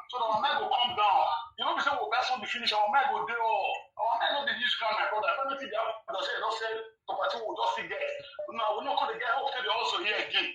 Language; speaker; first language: Nigerian Pidgin; non-native, local second language; Bini